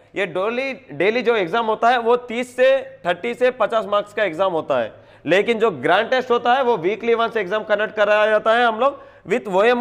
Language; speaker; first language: Hindi; non-native, local second language; Telugu